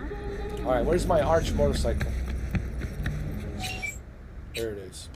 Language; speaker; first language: English; native; English